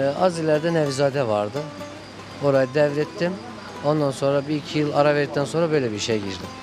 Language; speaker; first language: Turkish; native; Turkish